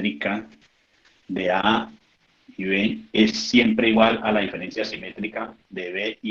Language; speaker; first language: Spanish; native; Spanish